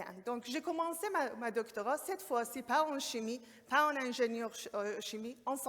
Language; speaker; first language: French; non-native, learner; Persian